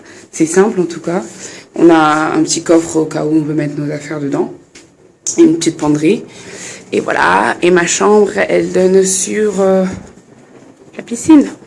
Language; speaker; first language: French; native; French